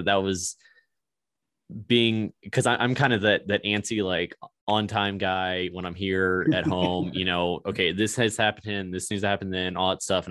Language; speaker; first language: English; native; English